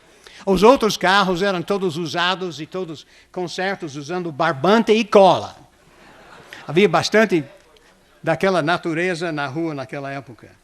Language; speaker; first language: Portuguese; non-native, fluent; English